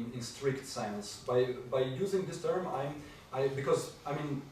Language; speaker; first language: English; non-native, fluent; Slovenian